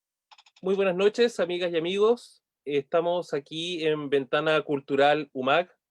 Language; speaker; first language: Spanish; native; Spanish